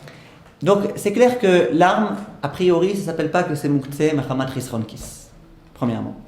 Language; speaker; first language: French; native; French